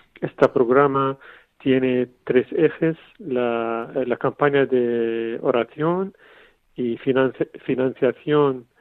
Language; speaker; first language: Spanish; non-native, fluent; Arabic